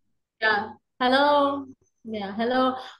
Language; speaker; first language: English; non-native, learner; Vietnamese